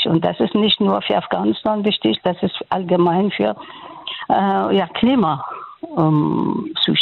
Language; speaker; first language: German; non-native, learner; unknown